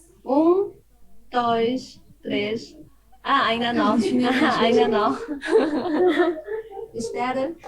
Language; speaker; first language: Portuguese; non-native, fluent; Chinese